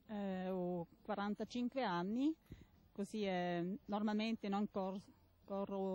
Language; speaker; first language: Italian; non-native, learner; German